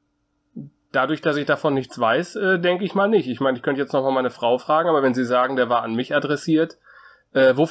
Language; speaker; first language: German; native; German